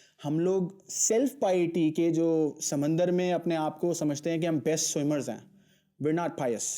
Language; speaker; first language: Urdu; native; Urdu